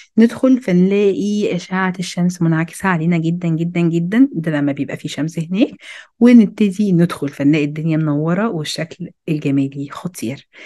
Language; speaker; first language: Arabic; early bilingual, heritage; Arabic